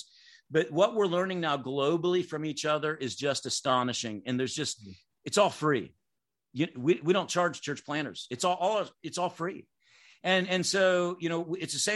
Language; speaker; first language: English; native; English